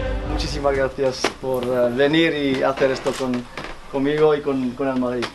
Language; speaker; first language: Spanish; native; Spanish